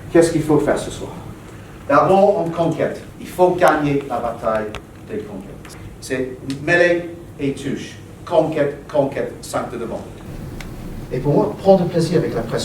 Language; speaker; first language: French; non-native, fluent; English